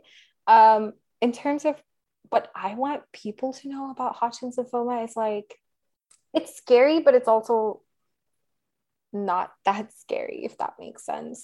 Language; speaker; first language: English; non-native, local second language; Hindi